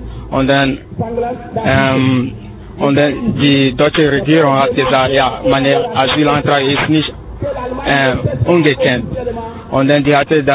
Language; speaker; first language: German; non-native, learner; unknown